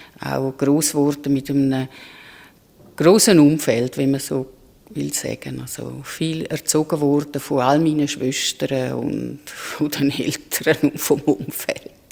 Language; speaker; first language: German; native; German